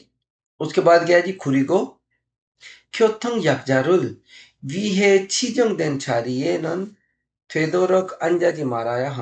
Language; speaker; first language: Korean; non-native, fluent; Urdu